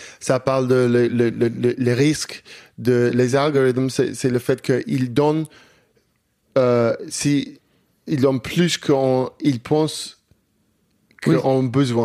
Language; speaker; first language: French; non-native, learner; English